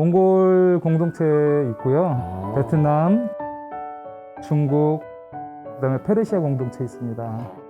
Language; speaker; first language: Korean; native; Korean